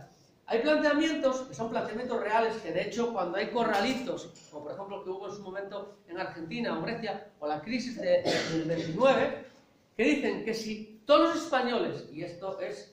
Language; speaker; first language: Spanish; native; Spanish